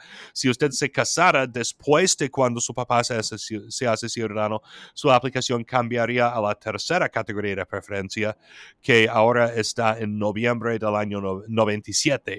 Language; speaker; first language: Spanish; non-native, fluent; English